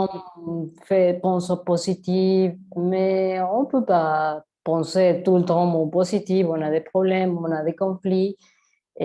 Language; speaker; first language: French; non-native, learner; Spanish